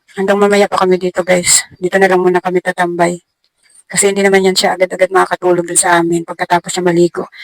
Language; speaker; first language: Filipino; non-native, local second language; Cebuano